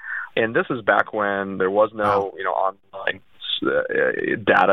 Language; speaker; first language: English; early bilingual, other home language; Russian